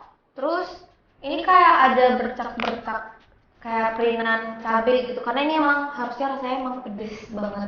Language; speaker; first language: Indonesian; early bilingual, other home language; Japanese